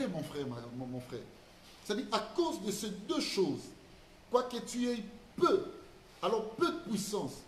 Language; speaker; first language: French; non-native, local second language; Lingala